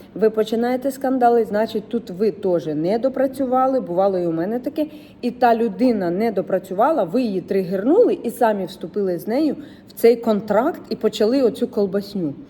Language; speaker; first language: Ukrainian; non-native, local second language; Russian